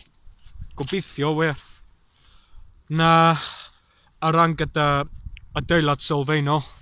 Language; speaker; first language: Welsh; non-native, learner; English